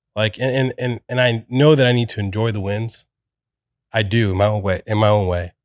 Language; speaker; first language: English; native; English